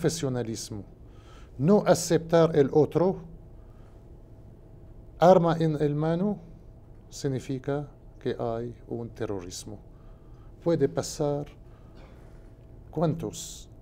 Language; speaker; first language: Portuguese; non-native, learner; Spanish